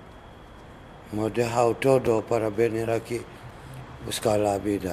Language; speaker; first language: Spanish; non-native, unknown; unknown